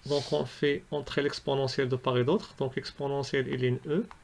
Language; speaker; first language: French; non-native, local second language; Arabic